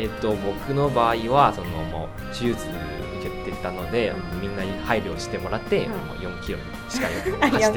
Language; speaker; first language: Japanese; non-native, fluent; Chinese